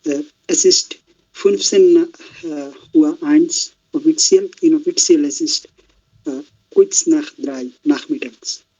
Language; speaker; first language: German; non-native, learner; Bangla